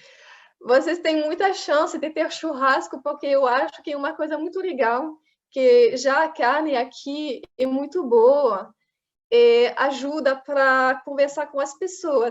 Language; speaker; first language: Portuguese; non-native, fluent; French